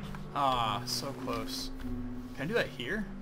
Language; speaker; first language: English; native; English